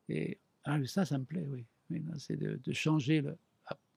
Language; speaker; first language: French; native; French